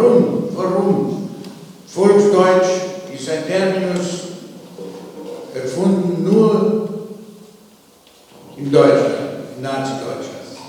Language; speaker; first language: German; non-native, fluent; Slovenian